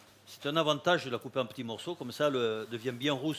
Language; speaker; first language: French; native; French